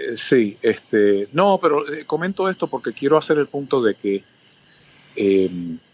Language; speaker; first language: Spanish; early bilingual, other home language; English